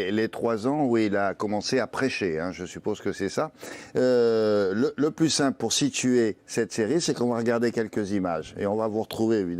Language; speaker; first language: French; native; French